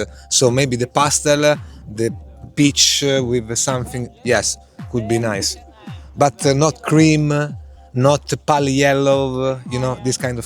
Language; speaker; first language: English; non-native, fluent; Italian